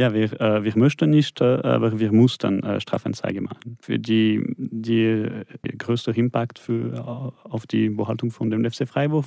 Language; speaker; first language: German; non-native, local second language; French